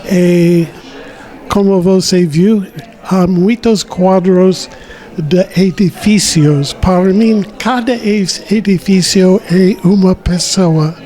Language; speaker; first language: Portuguese; non-native, learner; English